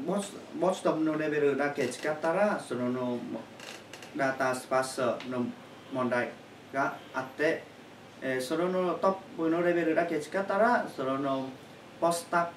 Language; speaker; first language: Japanese; non-native, learner; Chinese